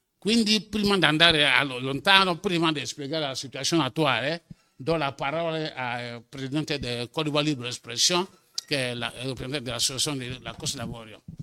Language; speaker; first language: Italian; non-native, fluent; French